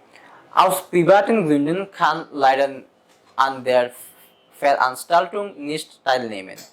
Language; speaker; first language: German; non-native, fluent; Bangla